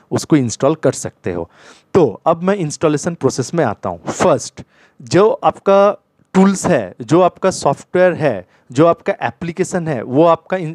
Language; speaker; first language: Hindi; non-native, local second language; Bangla